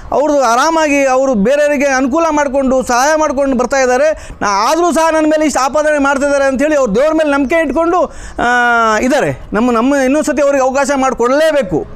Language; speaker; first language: Kannada; non-native, local second language; Urdu